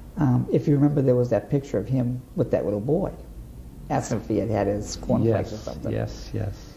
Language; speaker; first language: English; native; English